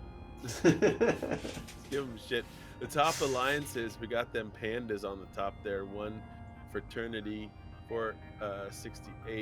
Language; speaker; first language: English; native; English